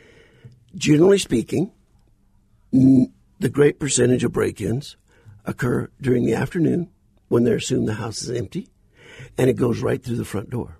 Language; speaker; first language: English; native; English